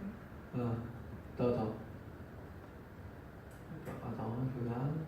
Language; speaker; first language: French; non-native, fluent; English